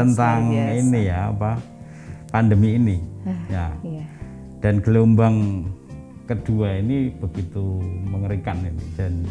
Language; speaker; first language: Indonesian; native; Indonesian